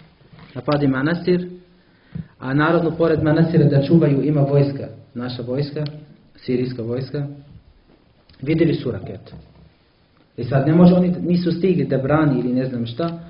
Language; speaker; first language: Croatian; non-native, learner; Arabic